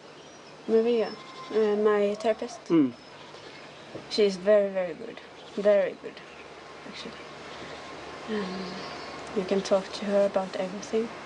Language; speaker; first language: English; non-native, learner; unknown